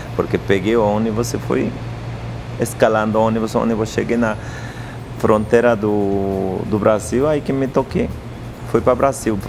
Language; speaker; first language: Portuguese; non-native, fluent; Quechua